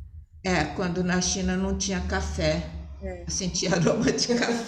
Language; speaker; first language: Portuguese; early bilingual, other home language; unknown